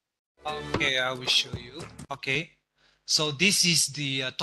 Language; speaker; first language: English; non-native, local second language; Malay